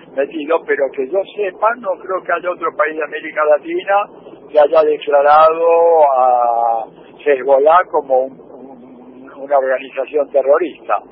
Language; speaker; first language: Spanish; native; Spanish